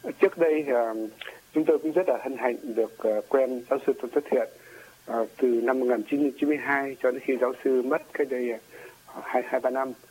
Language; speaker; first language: Vietnamese; native; Vietnamese